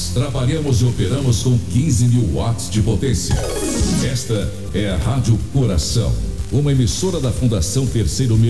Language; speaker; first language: Portuguese; native; Portuguese